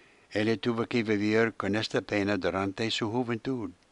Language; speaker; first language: Spanish; non-native, fluent; English